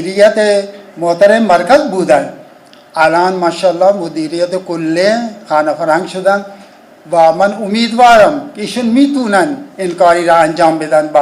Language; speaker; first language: Persian; non-native, fluent; Urdu